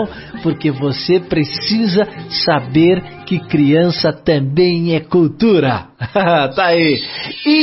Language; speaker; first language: Portuguese; native; Portuguese